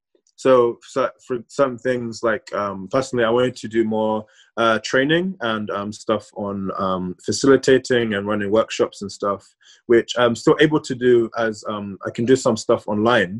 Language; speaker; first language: English; native; English